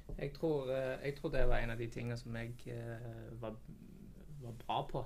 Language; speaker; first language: Norwegian; native; Norwegian